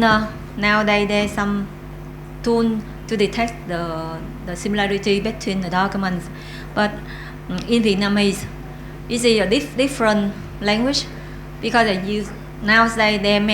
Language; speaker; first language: English; non-native, learner; Vietnamese